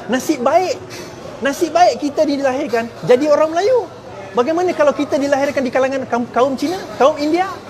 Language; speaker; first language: Malay; non-native, local second language; Chinese